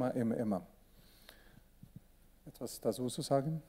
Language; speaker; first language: German; non-native, learner; Swedish